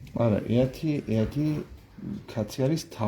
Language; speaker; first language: Georgian; non-native, learner; German